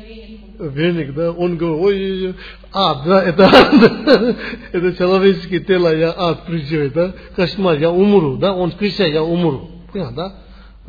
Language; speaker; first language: Russian; non-native, learner; Tibetan